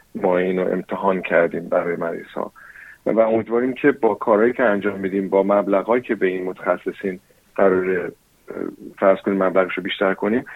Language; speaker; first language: Persian; early bilingual, heritage; Persian